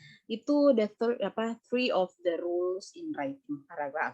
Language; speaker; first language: English; non-native, fluent; Indonesian